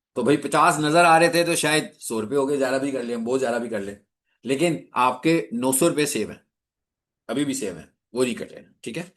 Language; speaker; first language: Urdu; non-native, local second language; Punjabi